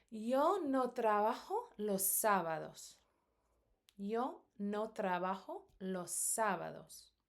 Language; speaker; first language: Spanish; non-native, fluent; English